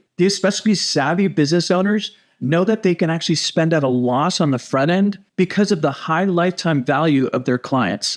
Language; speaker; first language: English; native; English